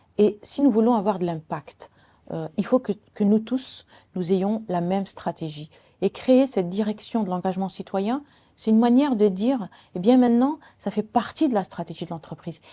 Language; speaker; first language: French; non-native, local second language; Arabic